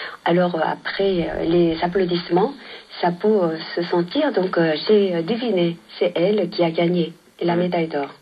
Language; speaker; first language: French; non-native, fluent; Korean